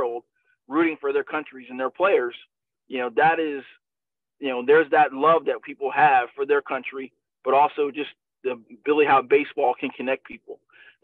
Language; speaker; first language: English; native; English